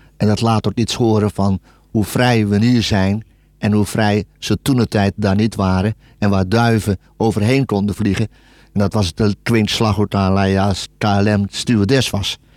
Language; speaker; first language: Dutch; native; Dutch